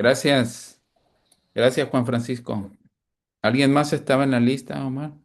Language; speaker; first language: Spanish; native; Spanish